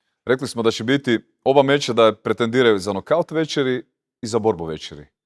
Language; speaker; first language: Croatian; native; Croatian